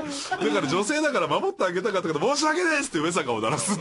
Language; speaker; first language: Japanese; native; Japanese